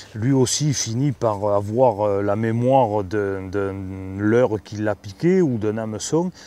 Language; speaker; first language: French; native; French